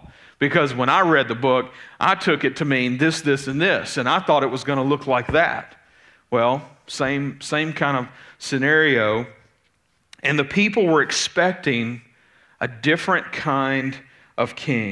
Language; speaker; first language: English; native; English